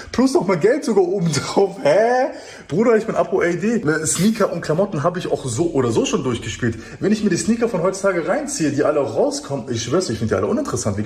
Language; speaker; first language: German; early bilingual, other home language; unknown